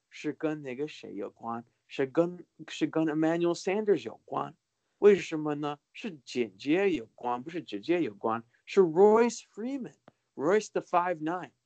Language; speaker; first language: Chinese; early bilingual, heritage; Chinese